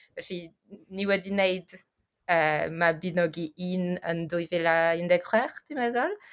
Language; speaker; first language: Welsh; non-native, fluent; French